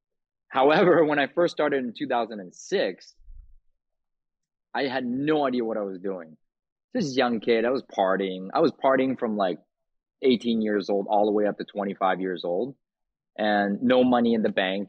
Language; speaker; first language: English; early bilingual, other home language; Chinese